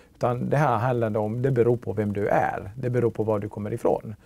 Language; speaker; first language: Swedish; early bilingual, other home language; Tigrinya